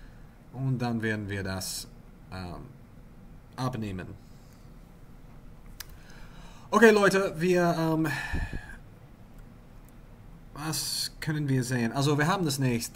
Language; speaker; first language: German; non-native, learner; English